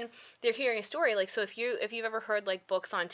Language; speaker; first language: English; native; English